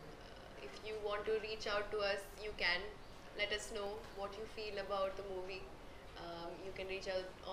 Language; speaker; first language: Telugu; non-native, local second language; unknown